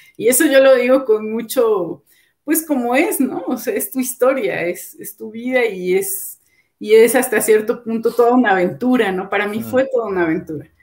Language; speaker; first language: Spanish; native; Spanish